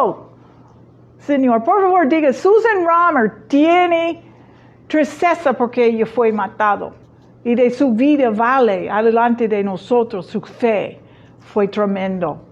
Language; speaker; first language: Spanish; non-native, fluent; English